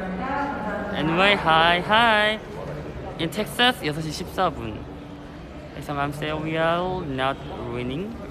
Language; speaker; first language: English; non-native, learner; Korean